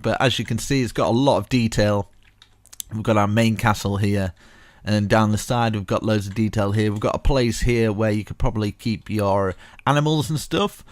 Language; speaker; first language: English; native; English